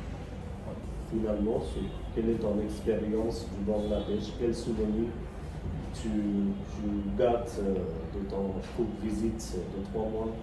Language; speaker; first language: French; non-native, fluent; Bangla